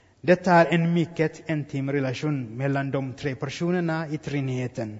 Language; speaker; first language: Swedish; non-native, fluent; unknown